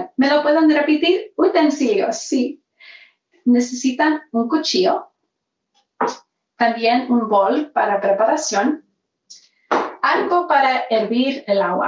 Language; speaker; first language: Spanish; early bilingual, heritage; Spanish